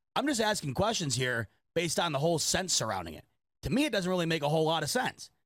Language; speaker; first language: English; native; English